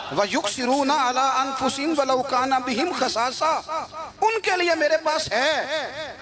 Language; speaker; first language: Urdu; non-native, local second language; Punjabi